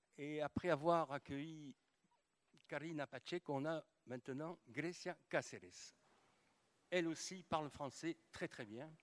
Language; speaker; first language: French; native; French